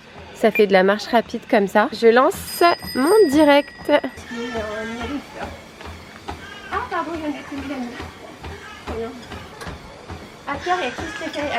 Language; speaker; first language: French; native; French